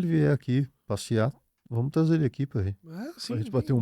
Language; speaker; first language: Portuguese; native; Portuguese